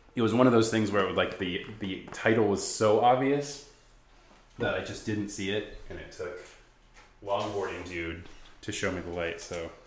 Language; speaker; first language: English; native; English